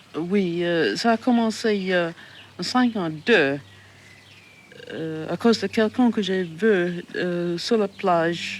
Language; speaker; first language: French; non-native, fluent; English